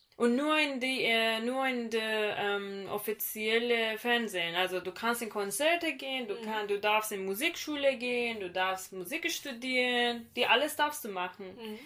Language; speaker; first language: German; non-native, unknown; Persian